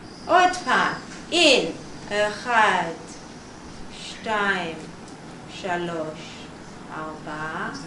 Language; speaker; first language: Hebrew; non-native, learner; English